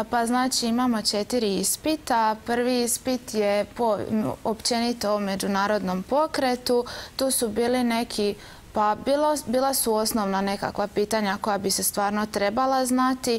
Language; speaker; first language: Croatian; native; Croatian